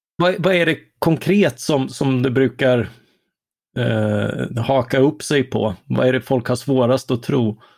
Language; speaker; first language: Swedish; native; Swedish